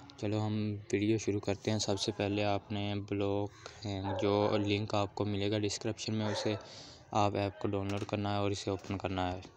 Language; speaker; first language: Urdu; non-native, local second language; Punjabi